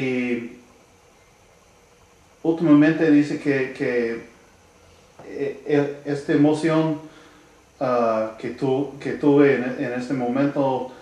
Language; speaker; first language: Spanish; non-native, learner; English